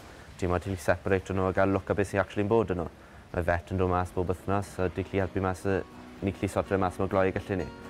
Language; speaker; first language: Welsh; native; Welsh